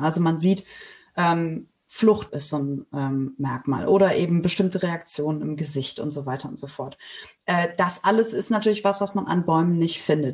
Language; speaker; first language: German; native; German